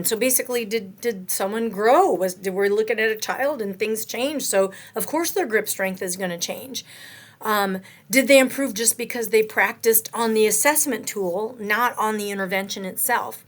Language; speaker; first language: English; native; English